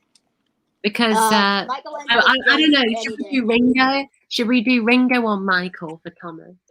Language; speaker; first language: English; native; English